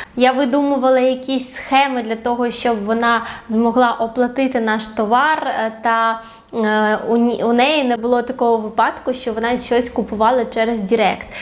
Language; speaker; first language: Ukrainian; non-native, local second language; Russian